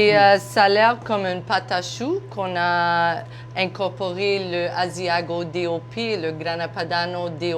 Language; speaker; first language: French; non-native, local second language; English